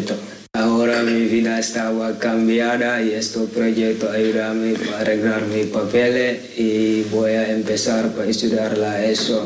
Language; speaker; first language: Spanish; non-native, learner; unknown